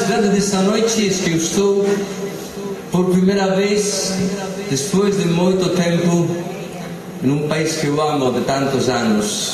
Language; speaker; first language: Portuguese; non-native, learner; Spanish